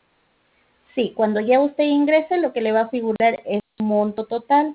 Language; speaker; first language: Spanish; native; Spanish